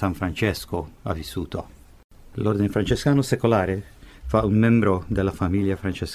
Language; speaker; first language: Italian; non-native, fluent; Hungarian